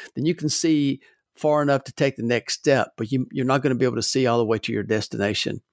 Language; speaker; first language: English; native; English